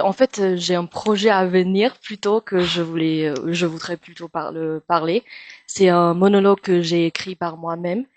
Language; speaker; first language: French; non-native, fluent; Min Nan Chinese